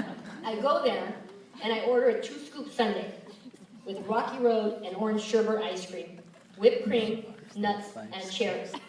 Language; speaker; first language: English; early bilingual, other home language; Spanish